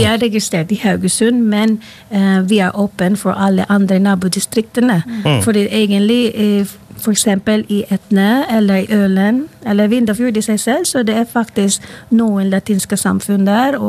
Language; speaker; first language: Norwegian; non-native, fluent; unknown